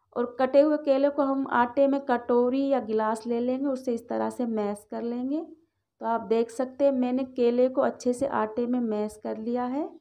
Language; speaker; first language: Hindi; native; Hindi